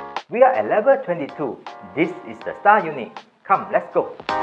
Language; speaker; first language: English; non-native, local second language; Chinese